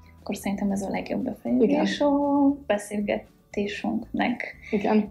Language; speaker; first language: Hungarian; non-native, fluent; Polish